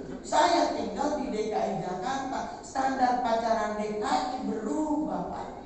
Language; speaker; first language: Indonesian; native; Indonesian